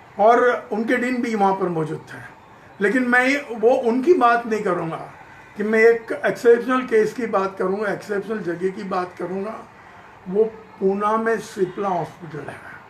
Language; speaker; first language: Hindi; non-native, local second language; Gujarati